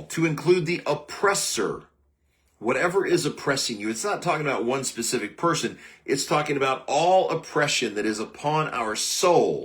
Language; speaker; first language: English; native; English